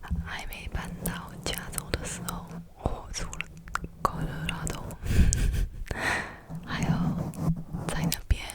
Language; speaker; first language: Chinese; early bilingual, heritage; Chinese